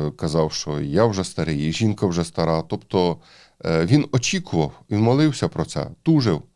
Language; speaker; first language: Ukrainian; native; Ukrainian